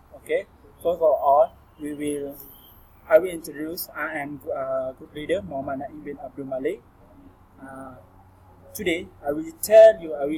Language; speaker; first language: English; non-native, learner; Malay